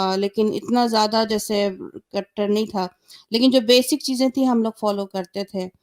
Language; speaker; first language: Urdu; native; Urdu